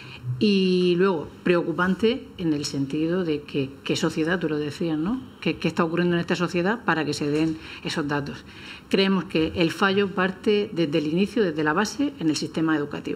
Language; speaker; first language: Spanish; native; Spanish